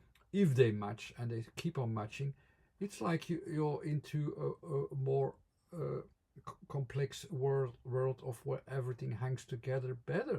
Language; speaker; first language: English; non-native, fluent; Dutch